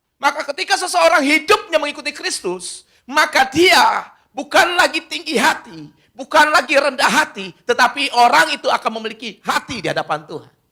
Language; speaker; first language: Indonesian; native; Indonesian